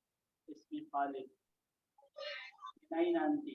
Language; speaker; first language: Arabic; non-native, learner; Urdu